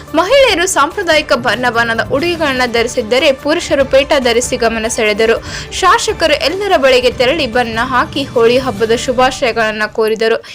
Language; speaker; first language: Kannada; native; Kannada